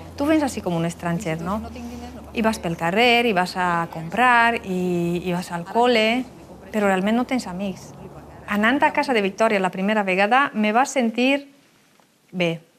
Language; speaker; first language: Catalan; non-native, fluent; Romanian